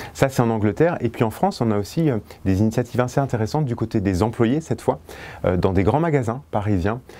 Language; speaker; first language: French; native; French